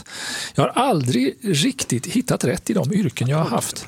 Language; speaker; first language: Swedish; native; Swedish